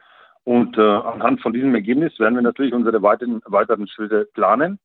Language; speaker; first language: German; native; German